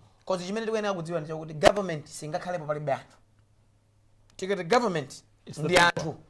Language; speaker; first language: Nyanja; native; Nyanja